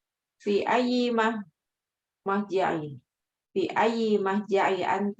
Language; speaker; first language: Arabic; non-native, learner; Indonesian